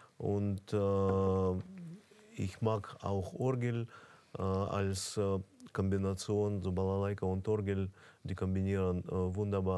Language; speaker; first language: German; non-native, fluent; Russian